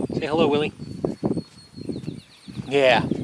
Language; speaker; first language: English; native; English